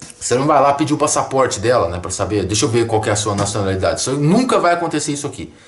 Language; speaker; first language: Portuguese; native; Portuguese